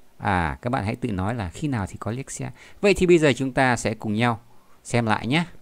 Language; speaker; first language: Vietnamese; native; Vietnamese